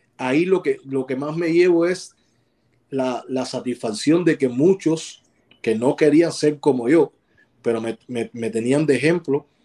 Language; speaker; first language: Spanish; native; Spanish